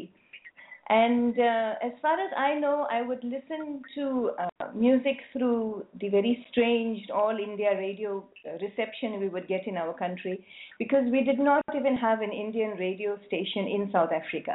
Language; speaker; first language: English; native; English